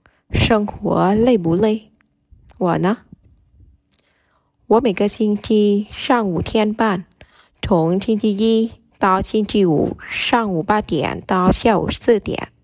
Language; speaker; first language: Chinese; non-native, learner; Vietnamese